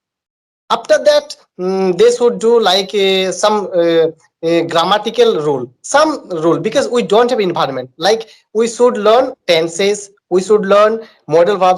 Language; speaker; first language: English; non-native, learner; Bangla